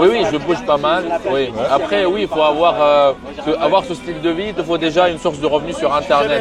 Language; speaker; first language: French; native; French